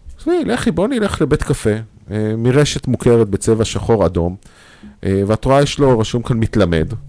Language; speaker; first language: Hebrew; native; Hebrew